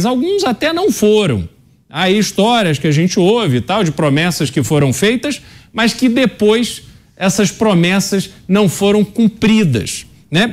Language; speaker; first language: Portuguese; native; Portuguese